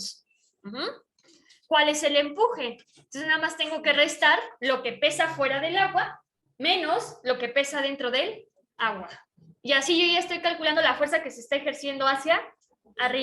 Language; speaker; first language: Spanish; native; Spanish